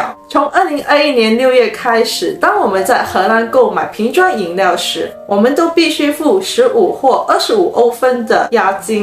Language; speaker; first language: Chinese; native; Chinese